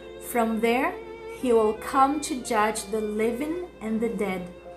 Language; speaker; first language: English; non-native, fluent; Portuguese